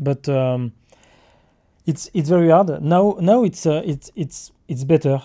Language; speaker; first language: English; non-native, learner; French